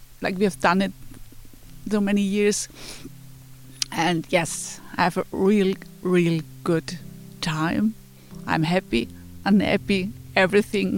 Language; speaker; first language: English; non-native, fluent; German